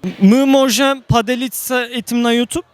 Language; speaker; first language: Russian; non-native, learner; Turkish